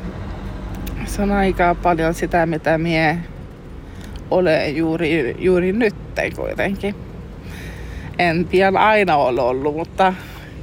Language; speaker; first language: Finnish; early bilingual, heritage; Finnish